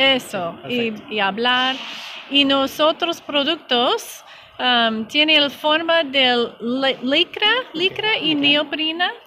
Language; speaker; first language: Spanish; non-native, learner; English